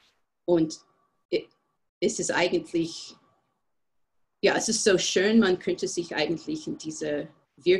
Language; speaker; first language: German; non-native, fluent; English